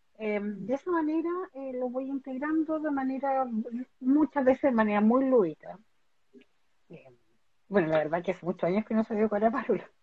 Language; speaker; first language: Spanish; native; Spanish